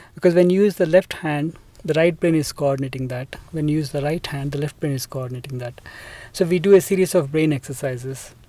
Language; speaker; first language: English; non-native, local second language; Telugu